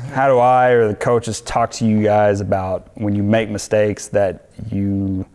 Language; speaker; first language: English; native; English